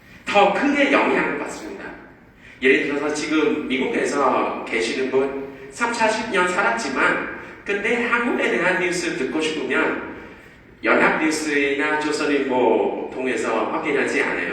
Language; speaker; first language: Korean; non-native, fluent; Vietnamese